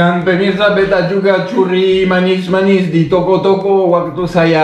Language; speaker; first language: Indonesian; non-native, learner; Swiss German